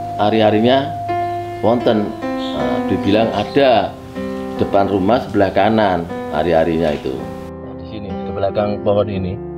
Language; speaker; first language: Indonesian; non-native, local second language; Javanese